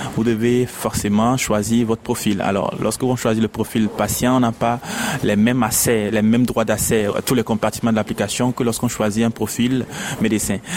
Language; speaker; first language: French; non-native, local second language; Ewe